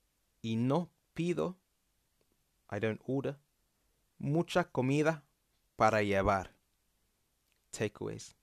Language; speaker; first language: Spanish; non-native, fluent; English